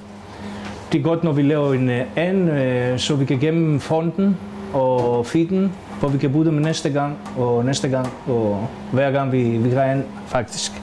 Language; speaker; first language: Danish; non-native, fluent; Greek